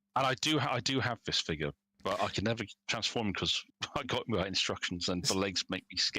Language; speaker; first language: English; native; English